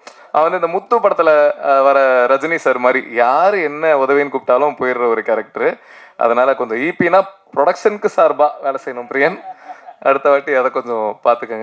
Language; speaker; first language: Tamil; native; Tamil